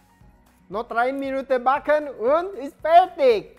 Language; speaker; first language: German; non-native, learner; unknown